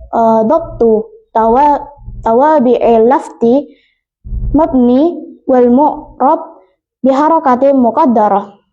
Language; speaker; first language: Arabic; non-native, learner; Indonesian